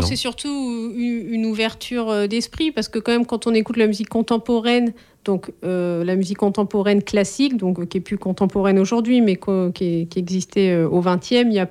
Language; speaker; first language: French; native; French